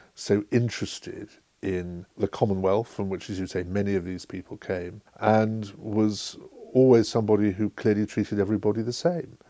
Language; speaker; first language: English; native; English